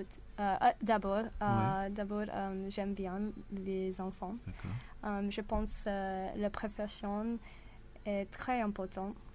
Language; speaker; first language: French; non-native, learner; English